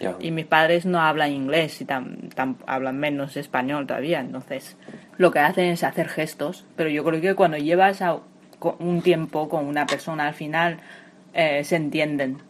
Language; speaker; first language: Spanish; non-native, fluent; Chinese